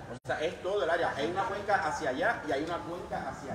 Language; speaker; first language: Spanish; native; Spanish